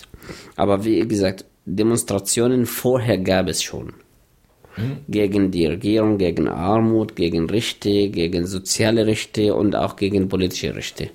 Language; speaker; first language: German; non-native, fluent; Arabic